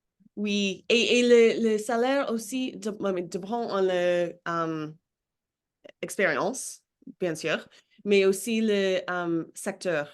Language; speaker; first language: French; non-native, learner; English